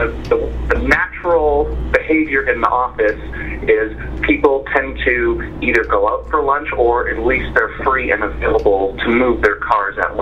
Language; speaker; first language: English; native; English